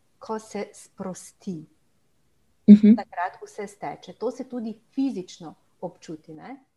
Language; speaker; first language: Slovenian; native; Slovenian